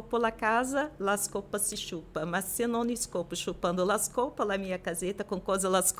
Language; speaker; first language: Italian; non-native, fluent; Portuguese